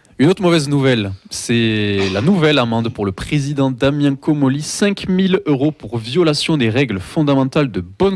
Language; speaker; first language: French; native; French